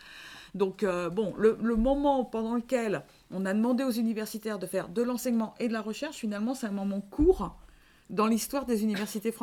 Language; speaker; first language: French; native; French